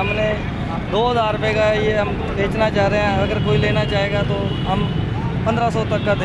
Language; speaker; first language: Hindi; non-native, local second language; Saraiki